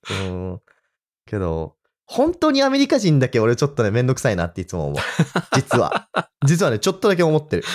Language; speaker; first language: Japanese; early bilingual, heritage; Japanese